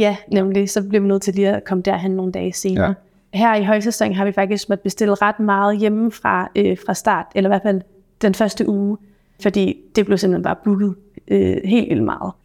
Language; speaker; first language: Danish; native; Danish